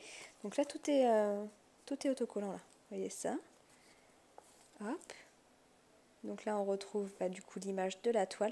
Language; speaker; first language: French; native; French